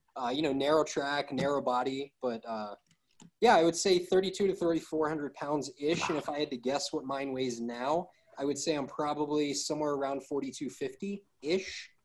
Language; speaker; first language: English; native; English